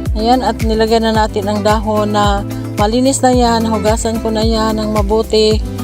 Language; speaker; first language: Filipino; non-native, local second language; Cebuano